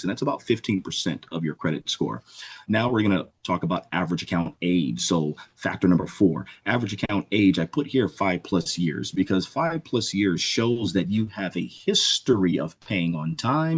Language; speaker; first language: English; native; English